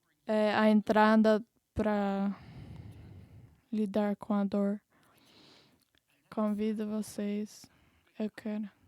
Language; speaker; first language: Portuguese; non-native, fluent; English